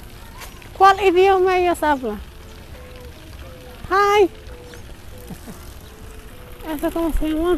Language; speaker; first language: Spanish; non-native, learner; Somali